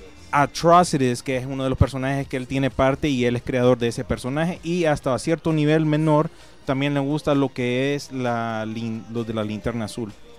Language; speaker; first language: Spanish; native; Spanish